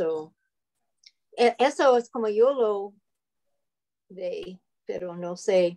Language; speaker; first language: Spanish; non-native, learner; English